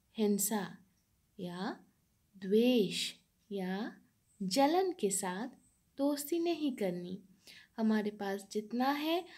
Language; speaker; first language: Hindi; non-native, local second language; Bangla